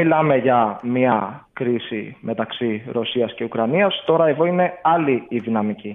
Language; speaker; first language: Greek; native; Greek